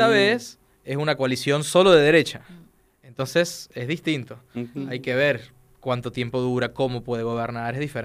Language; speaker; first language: Spanish; native; Spanish